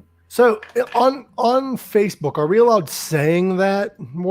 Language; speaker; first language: English; native; English